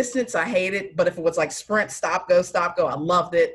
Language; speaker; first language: English; native; English